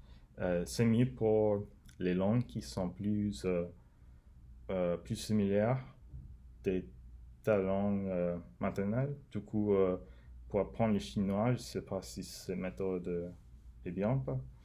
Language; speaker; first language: French; non-native, learner; English